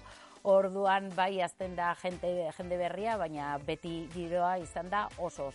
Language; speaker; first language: Basque; non-native, learner; Spanish